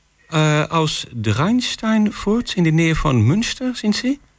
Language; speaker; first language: German; non-native, learner; Dutch